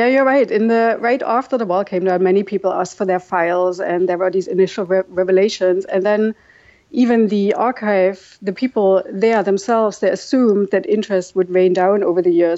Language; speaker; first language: English; non-native, fluent; German